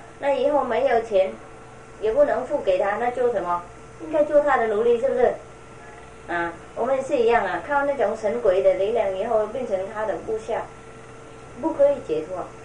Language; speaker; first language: Chinese; non-native, fluent; Vietnamese